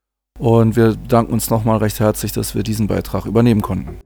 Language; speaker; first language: German; native; German